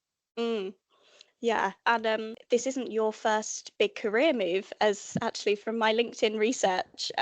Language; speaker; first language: English; native; English